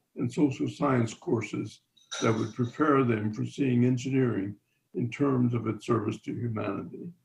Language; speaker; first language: English; native; English